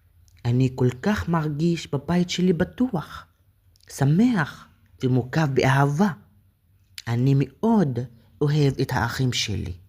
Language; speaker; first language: Hebrew; non-native, fluent; Arabic